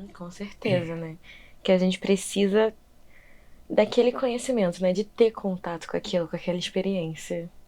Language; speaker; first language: Portuguese; native; Portuguese